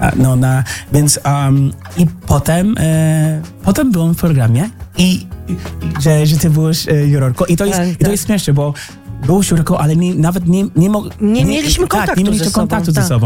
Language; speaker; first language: Polish; non-native, learner; English